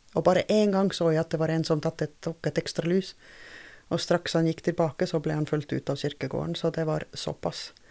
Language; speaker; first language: Norwegian; non-native, fluent; Estonian